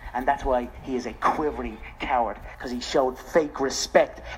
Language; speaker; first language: English; non-native, local second language; Irish